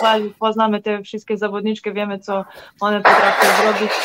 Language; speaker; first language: Polish; non-native, learner; Serbian